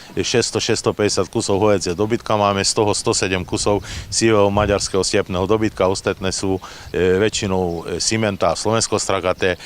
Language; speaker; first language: Slovak; native; Slovak